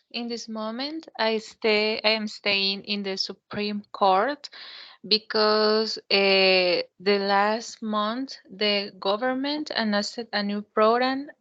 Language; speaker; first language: English; non-native, learner; Spanish